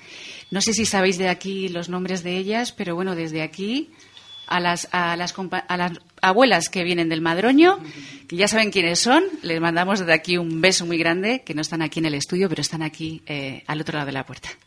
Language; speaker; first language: Spanish; native; Spanish